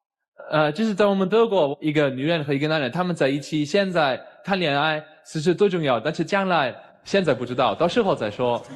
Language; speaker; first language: Chinese; non-native, fluent; German